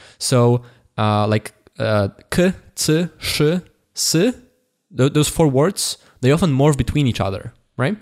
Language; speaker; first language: English; non-native, fluent; Polish